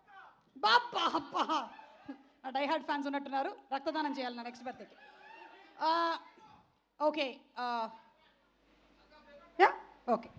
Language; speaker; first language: Telugu; native; Telugu